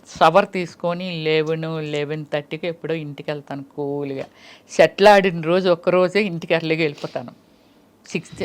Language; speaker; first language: Telugu; native; Telugu